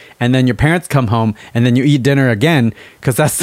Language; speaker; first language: English; native; English